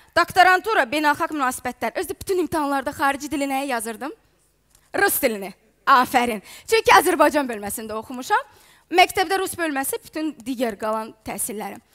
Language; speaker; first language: Azerbaijani; non-native, fluent; Ukrainian